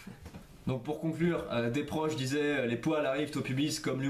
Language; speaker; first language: French; native; French